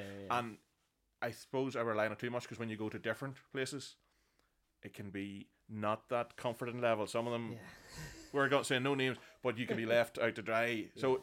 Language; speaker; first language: English; native; English